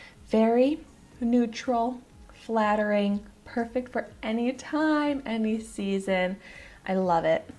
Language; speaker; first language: English; native; English